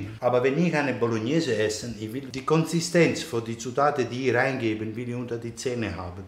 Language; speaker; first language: German; non-native, fluent; Italian